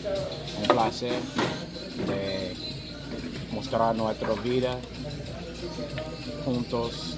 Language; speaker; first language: Spanish; non-native, learner; English